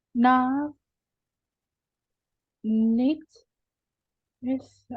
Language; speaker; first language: English; non-native, learner; Vietnamese